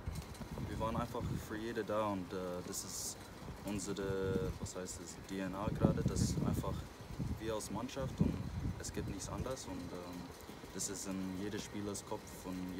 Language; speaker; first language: German; non-native, fluent; English